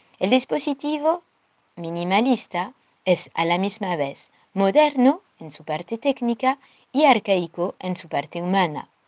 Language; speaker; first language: Spanish; non-native, fluent; French